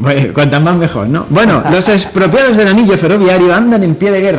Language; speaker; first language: Spanish; native; Spanish